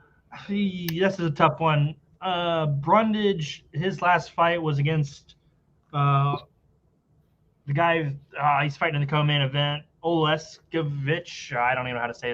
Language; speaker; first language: English; native; English